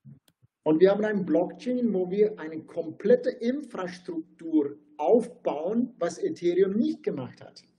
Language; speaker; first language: German; non-native, fluent; Turkish